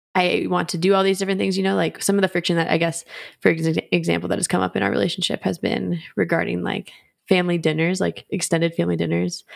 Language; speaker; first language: English; native; English